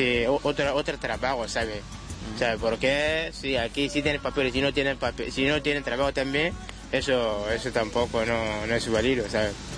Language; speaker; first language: Spanish; non-native, learner; Wolof